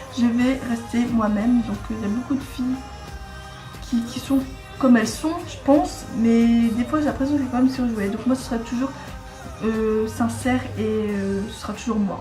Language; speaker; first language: French; native; French